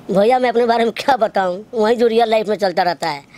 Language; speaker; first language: Hindi; native; Hindi